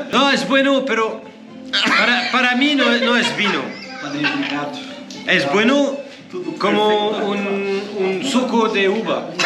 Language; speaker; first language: Spanish; non-native, learner; French